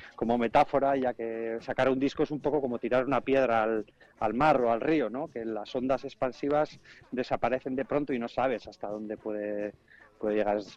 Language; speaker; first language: Spanish; non-native, local second language; Basque